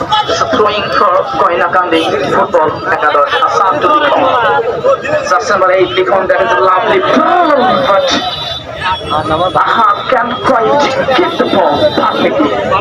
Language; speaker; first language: English; non-native, local second language; Bangla